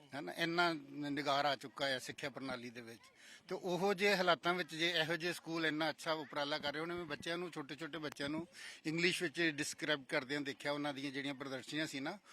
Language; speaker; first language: Punjabi; native; Punjabi